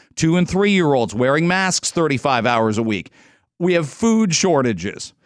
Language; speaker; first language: English; native; English